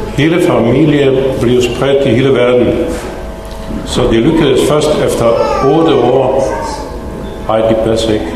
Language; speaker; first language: Danish; non-native, fluent; Bosnian